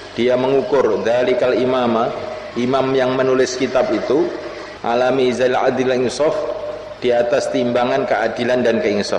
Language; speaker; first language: Indonesian; native; Indonesian